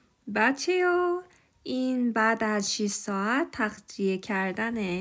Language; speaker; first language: Persian; non-native, learner; Korean